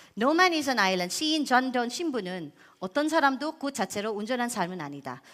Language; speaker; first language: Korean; non-native, fluent; Filipino